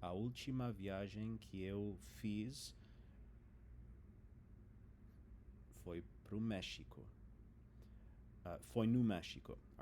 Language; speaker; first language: Portuguese; non-native, fluent; English